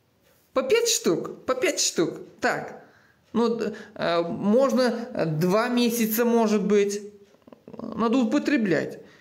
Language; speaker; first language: Russian; non-native, local second language; Uzbek